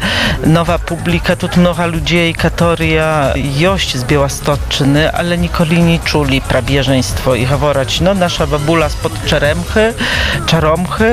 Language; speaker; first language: Polish; non-native, local second language; Belarusian